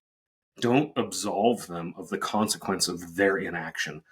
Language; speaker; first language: English; native; English